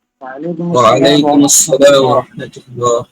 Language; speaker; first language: Arabic; non-native, learner; Bangla